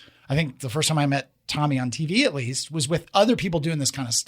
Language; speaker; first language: English; native; English